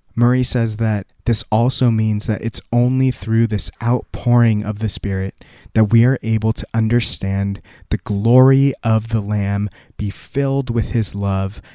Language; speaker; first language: English; early bilingual, other home language; Korean